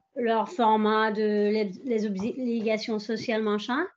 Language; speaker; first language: French; non-native, fluent; English